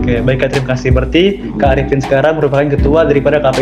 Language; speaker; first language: Indonesian; native; Indonesian